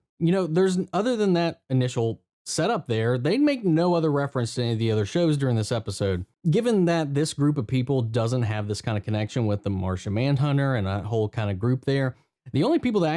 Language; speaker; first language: English; native; English